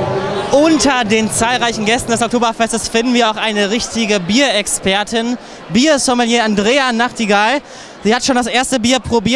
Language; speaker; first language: German; native; German